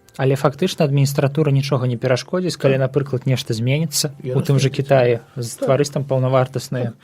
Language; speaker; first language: Belarusian; native; Belarusian